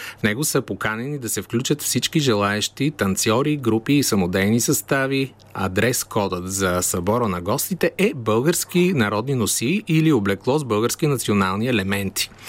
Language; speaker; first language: Bulgarian; native; Bulgarian